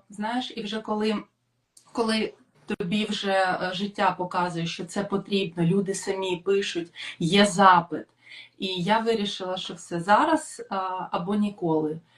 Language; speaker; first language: Ukrainian; non-native, local second language; Russian